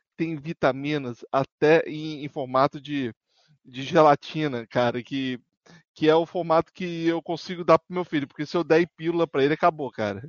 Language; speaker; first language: Portuguese; native; Portuguese